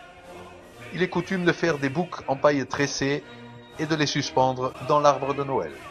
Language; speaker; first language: French; native; French